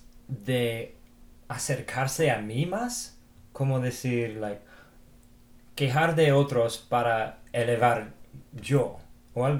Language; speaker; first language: Spanish; non-native, fluent; English